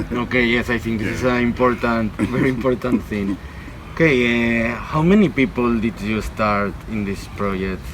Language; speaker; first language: English; non-native, learner; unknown